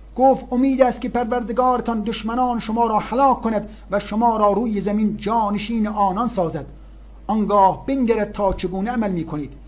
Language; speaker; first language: Persian; native; Persian